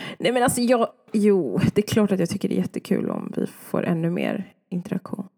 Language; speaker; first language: Swedish; native; Swedish